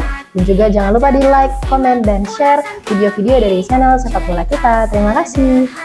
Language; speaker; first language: Indonesian; native; Indonesian